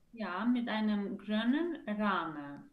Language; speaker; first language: German; non-native, learner; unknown